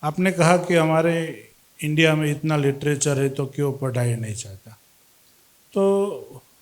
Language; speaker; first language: Hindi; non-native, local second language; Gujarati